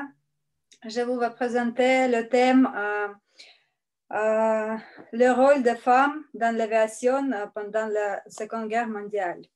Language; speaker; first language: French; non-native, learner; Russian